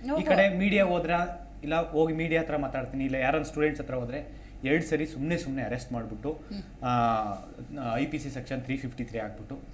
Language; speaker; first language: Kannada; native; Kannada